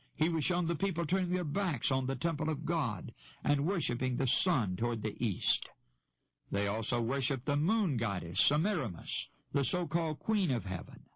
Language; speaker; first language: English; native; English